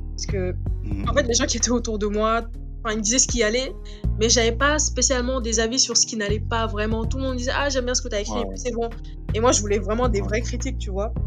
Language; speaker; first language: French; non-native, local second language; Wolof